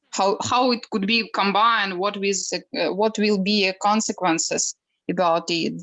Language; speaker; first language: English; non-native, learner; Ukrainian